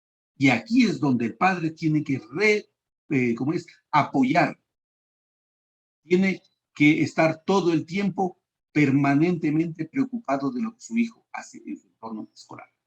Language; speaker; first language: Spanish; native; Spanish